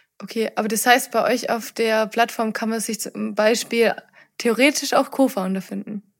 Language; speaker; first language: German; native; German